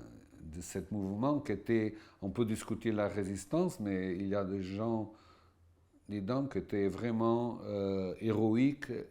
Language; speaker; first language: French; non-native, fluent; Portuguese